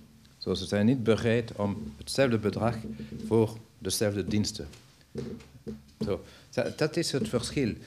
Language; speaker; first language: Dutch; non-native, local second language; French